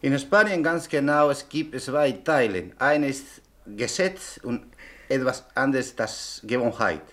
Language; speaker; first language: German; non-native, learner; Spanish